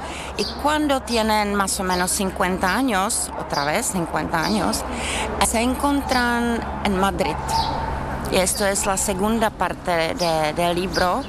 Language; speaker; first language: Spanish; non-native, fluent; Czech